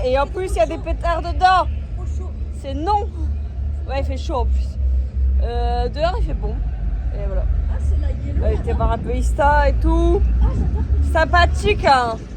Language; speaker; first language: French; native; French